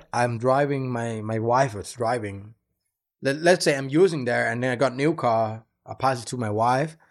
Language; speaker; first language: English; non-native, fluent; Thai